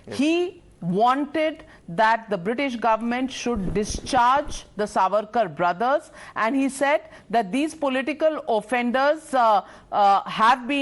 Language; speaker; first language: English; non-native, local second language; Hindi